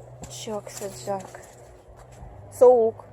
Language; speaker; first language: Turkish; non-native, learner; Russian